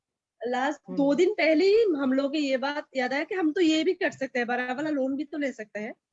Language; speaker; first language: Hindi; native; Hindi